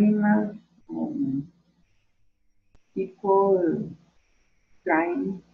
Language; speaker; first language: English; non-native, learner; Spanish